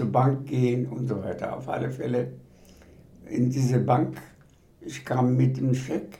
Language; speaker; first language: German; non-native, fluent; Bangla